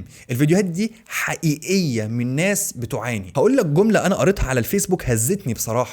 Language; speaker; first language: Arabic; native; Arabic